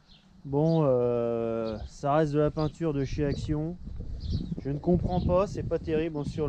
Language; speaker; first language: French; native; French